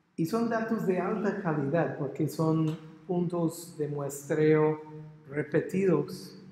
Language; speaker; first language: Spanish; non-native, fluent; English